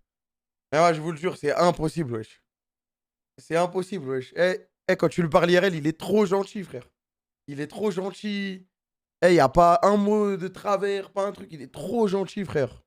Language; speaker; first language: French; native; French